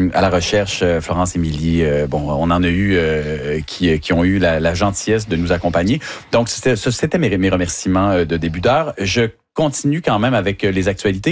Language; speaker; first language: French; native; French